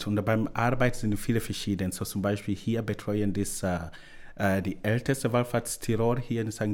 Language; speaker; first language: German; non-native, learner; Swahili